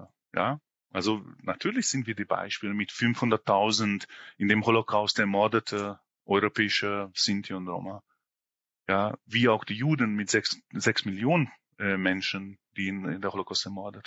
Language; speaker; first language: German; non-native, fluent; Hungarian